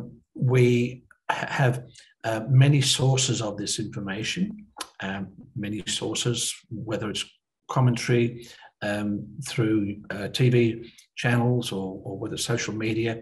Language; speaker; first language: English; native; English